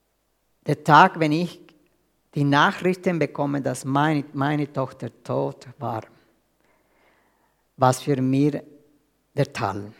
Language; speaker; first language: German; non-native, fluent; Spanish